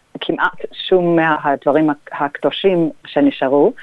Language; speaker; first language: Hebrew; non-native, fluent; English